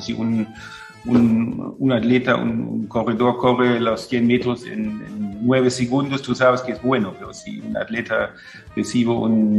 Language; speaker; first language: Spanish; non-native, fluent; German